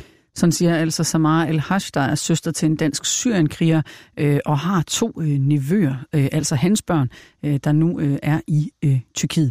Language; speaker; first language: Danish; native; Danish